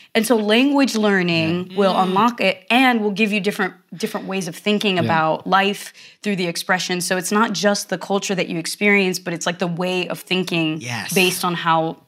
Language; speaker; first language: English; early bilingual, other home language; Portuguese